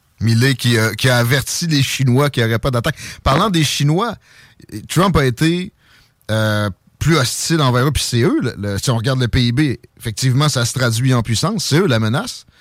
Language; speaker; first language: French; native; French